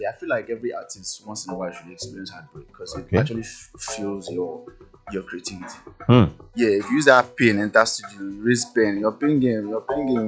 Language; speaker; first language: English; non-native, local second language; Igbo